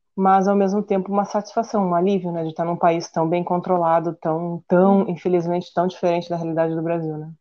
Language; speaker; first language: Portuguese; native; Portuguese